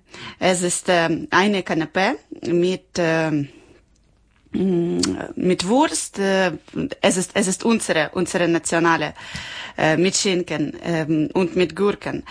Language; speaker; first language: German; non-native, learner; Ukrainian